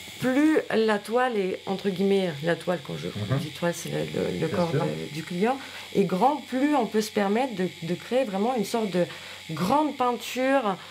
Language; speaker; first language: French; non-native, fluent; Russian